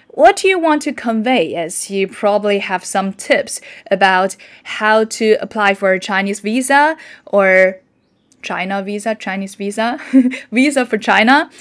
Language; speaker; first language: English; non-native, fluent; Chinese